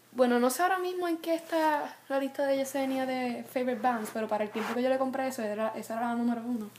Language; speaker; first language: Spanish; early bilingual, heritage; Spanish